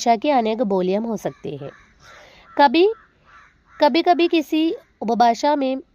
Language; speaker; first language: Hindi; non-native, local second language; Malayalam